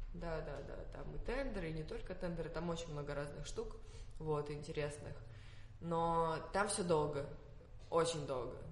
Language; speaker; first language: Russian; non-native, fluent; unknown